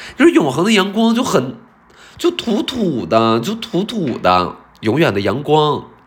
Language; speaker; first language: Chinese; native; Chinese